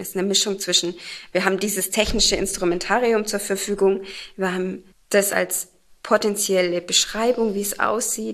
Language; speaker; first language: German; native; German